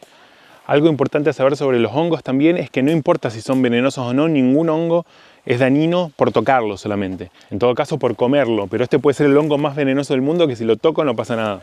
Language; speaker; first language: Spanish; native; Spanish